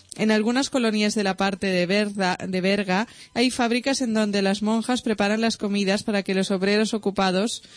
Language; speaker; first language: Spanish; non-native, local second language; Catalan